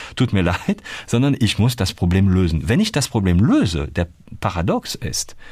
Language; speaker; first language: German; non-native, fluent; French